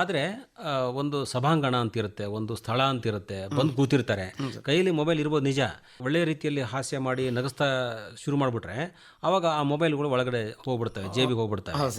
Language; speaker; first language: Kannada; native; Kannada